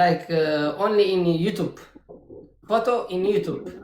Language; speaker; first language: English; non-native, learner; Tigrinya